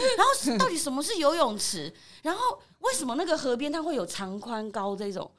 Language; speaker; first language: Chinese; early bilingual, other home language; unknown